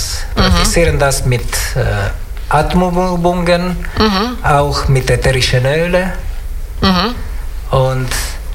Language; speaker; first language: German; non-native, learner; Italian